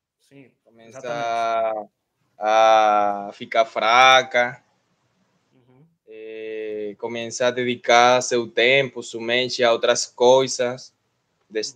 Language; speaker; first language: Portuguese; non-native, learner; Spanish